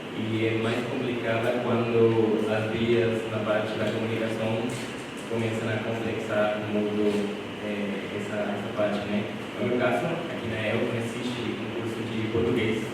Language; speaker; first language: Portuguese; non-native, fluent; Spanish